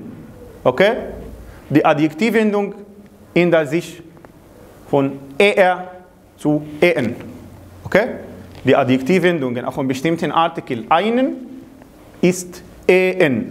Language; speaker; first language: German; non-native, fluent; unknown